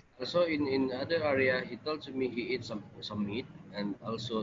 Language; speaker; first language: English; non-native, learner; Indonesian